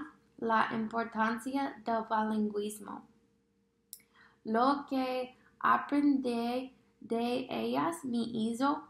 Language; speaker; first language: Spanish; non-native, fluent; English